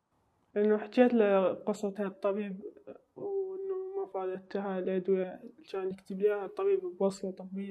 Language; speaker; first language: Arabic; native; Arabic